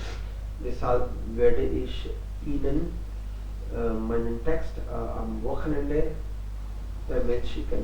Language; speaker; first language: German; non-native, fluent; Hindi